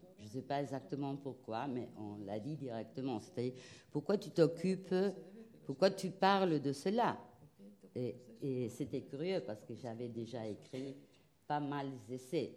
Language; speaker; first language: French; non-native, fluent; Spanish